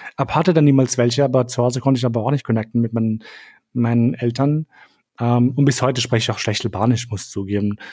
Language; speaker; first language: German; early bilingual, other home language; Albanian